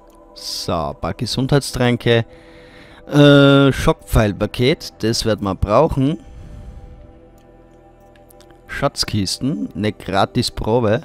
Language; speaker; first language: German; native; German